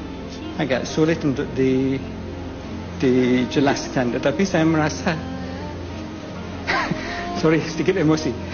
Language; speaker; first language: Indonesian; non-native, fluent; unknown